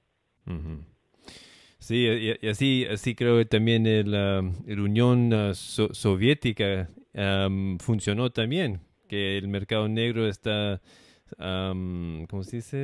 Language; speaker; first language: Spanish; non-native, fluent; English